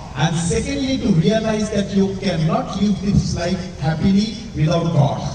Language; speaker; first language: English; non-native, local second language; Marathi